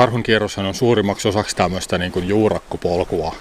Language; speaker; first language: Finnish; native; Finnish